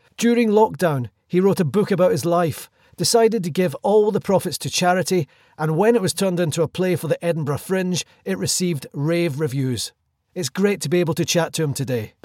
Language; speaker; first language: English; native; English